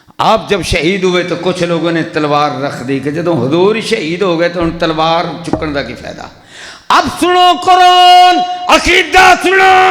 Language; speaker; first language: Urdu; non-native, local second language; Punjabi